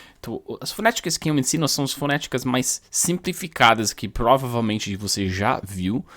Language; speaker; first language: Portuguese; non-native, fluent; English